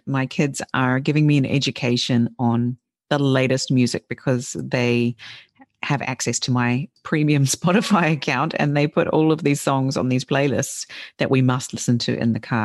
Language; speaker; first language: English; native; English